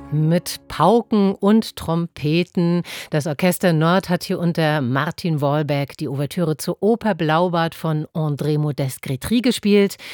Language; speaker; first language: German; native; German